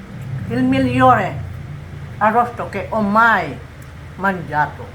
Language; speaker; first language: Italian; non-native, learner; Cebuano